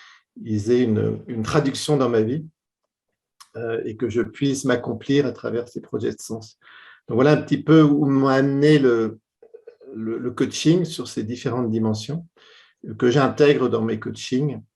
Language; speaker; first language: French; native; French